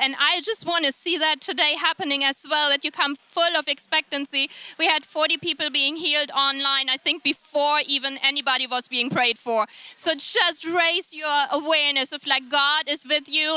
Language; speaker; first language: English; non-native, fluent; German